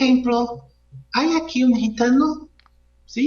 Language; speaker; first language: Spanish; non-native, learner; Portuguese